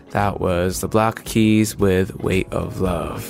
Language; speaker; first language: English; early bilingual, other home language; Japanese